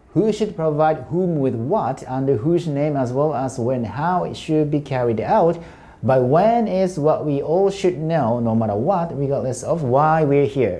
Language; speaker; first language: English; non-native, fluent; Japanese